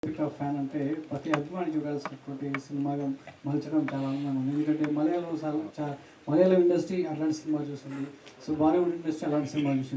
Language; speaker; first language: Telugu; native; Telugu